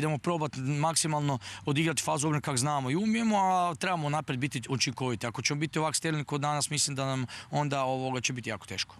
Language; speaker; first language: Croatian; native; Croatian